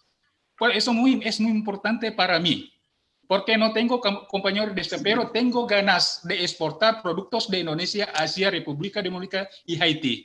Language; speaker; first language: Spanish; non-native, learner; Indonesian